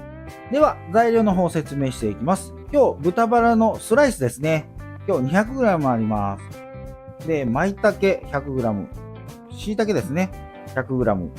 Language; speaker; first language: Japanese; native; Japanese